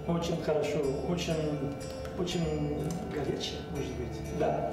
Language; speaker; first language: Russian; non-native, learner; Spanish